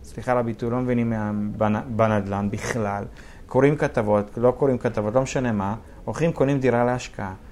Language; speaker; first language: Hebrew; early bilingual, other home language; Russian